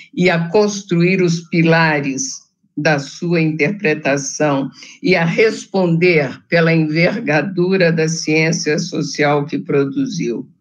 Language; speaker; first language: Portuguese; native; Portuguese